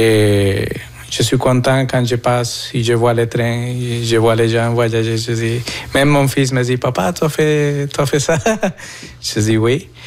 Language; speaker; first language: French; non-native, fluent; Spanish